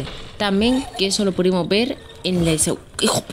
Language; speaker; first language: Spanish; native; Spanish